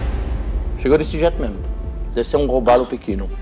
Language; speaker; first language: Portuguese; non-native, fluent; French